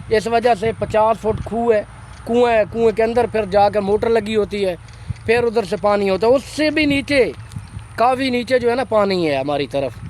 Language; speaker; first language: Urdu; non-native, local second language; Punjabi